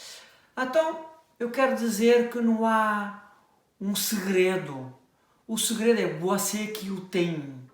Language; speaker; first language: Portuguese; early bilingual, heritage; French